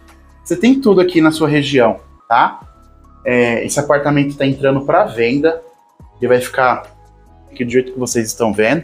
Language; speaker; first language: Portuguese; native; Portuguese